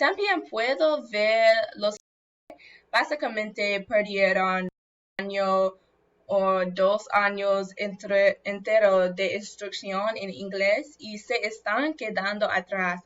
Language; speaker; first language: Spanish; non-native, learner; English